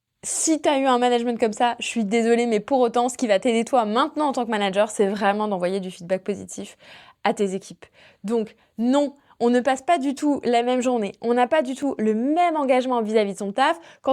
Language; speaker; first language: French; native; French